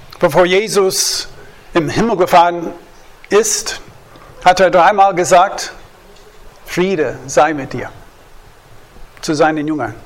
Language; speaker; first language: German; non-native, fluent; English